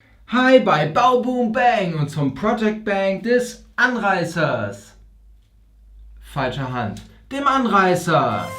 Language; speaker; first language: German; native; German